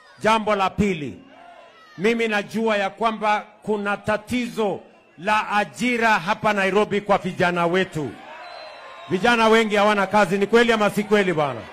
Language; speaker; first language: Swahili; non-native, local second language; Kalenjin